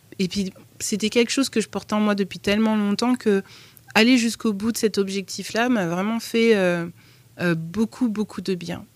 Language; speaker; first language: French; native; French